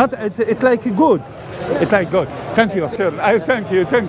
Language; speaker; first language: English; non-native, learner; Arabic